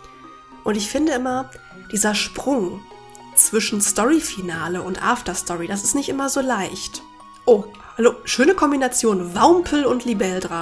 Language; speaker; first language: German; native; German